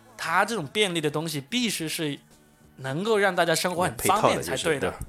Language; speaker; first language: Chinese; native; Chinese